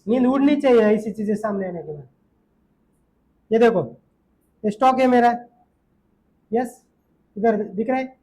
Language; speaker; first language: Hindi; non-native, local second language; Marathi